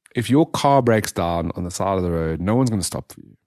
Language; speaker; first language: English; native; English